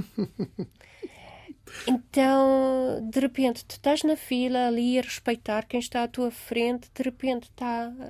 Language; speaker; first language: Portuguese; non-native, fluent; Romanian